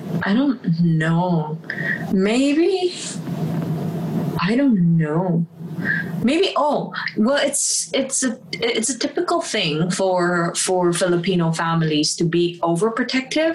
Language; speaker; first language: English; non-native, local second language; Filipino